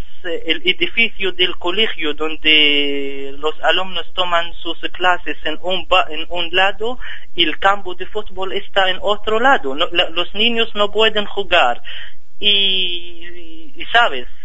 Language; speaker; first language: Spanish; non-native, fluent; Arabic